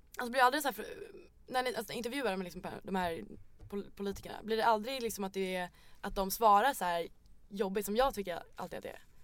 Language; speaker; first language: Swedish; native; Swedish